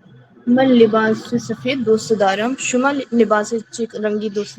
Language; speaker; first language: Persian; non-native, learner; Urdu